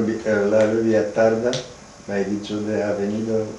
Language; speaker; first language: Spanish; non-native, learner; Romanian